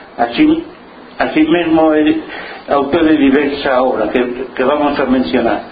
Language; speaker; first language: Galician; non-native, local second language; Spanish